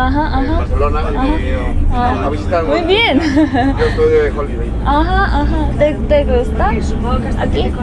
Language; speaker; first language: Spanish; non-native, learner; Korean